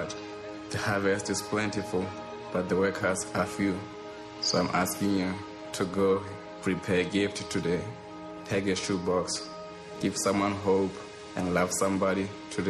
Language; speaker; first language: English; non-native, local second language; Southern Sotho